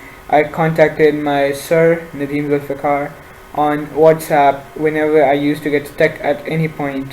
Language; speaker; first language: English; non-native, local second language; Urdu